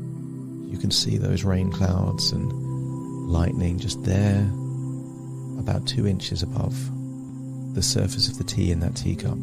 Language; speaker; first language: English; native; English